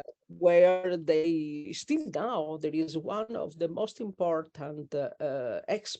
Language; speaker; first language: English; non-native, learner; Italian